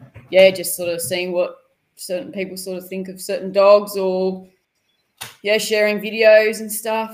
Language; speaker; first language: English; native; English